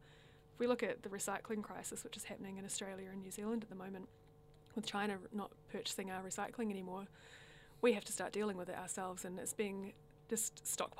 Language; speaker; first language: English; native; English